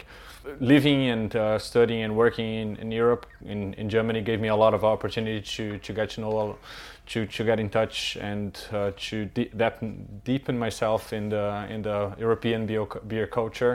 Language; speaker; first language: English; non-native, fluent; Portuguese